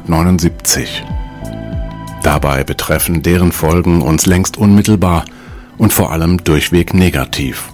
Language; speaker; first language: German; native; German